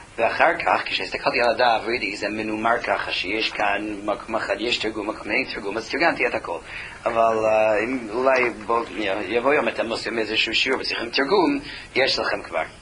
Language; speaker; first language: Hebrew; non-native, fluent; English